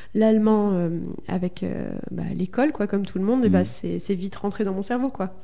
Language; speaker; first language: French; early bilingual, other home language; Spanish